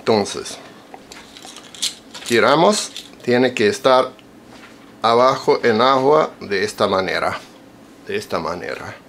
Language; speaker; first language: Spanish; non-native, fluent; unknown